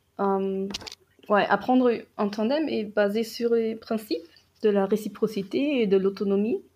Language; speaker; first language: French; non-native, fluent; German